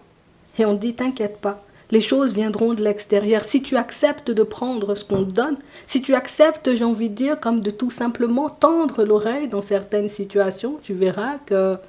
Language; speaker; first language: French; native; French